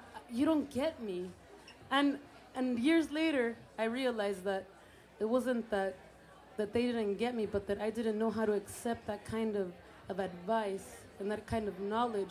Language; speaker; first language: English; early bilingual, other home language; Spanish